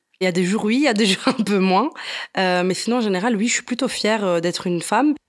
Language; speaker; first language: French; non-native, fluent; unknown